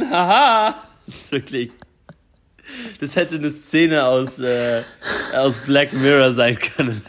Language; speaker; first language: German; native; German